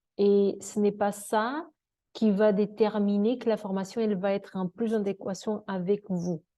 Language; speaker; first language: French; non-native, fluent; Portuguese